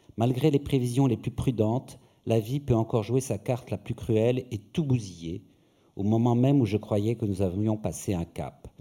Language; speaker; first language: French; native; French